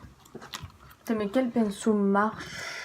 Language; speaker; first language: French; native; French